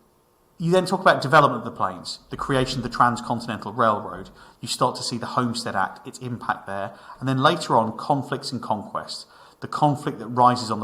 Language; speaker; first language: English; native; English